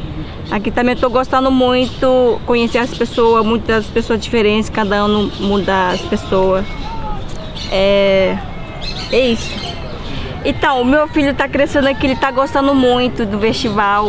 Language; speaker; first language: Portuguese; non-native, local second language; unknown